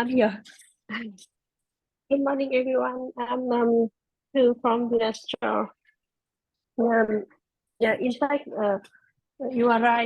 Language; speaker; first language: English; non-native, learner; Vietnamese